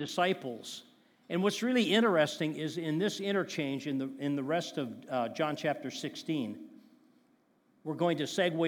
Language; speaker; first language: English; native; English